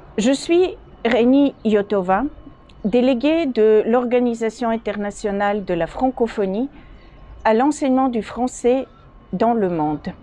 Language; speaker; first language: French; non-native, fluent; Bulgarian